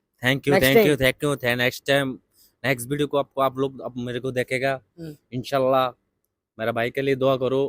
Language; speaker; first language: Hindi; non-native, learner; Bangla